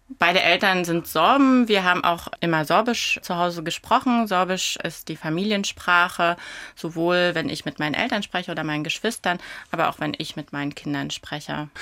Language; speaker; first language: German; non-native, local second language; Upper Sorbian